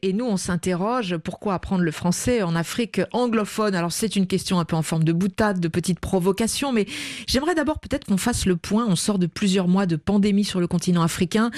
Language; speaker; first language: French; native; French